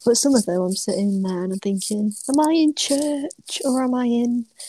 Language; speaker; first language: English; native; English